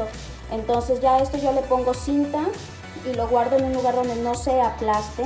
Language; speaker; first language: Spanish; native; Spanish